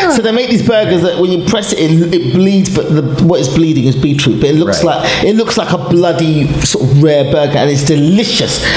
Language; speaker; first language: English; native; English